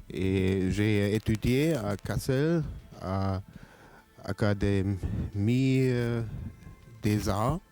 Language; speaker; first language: French; non-native, learner; German